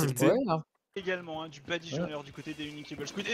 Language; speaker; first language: French; native; French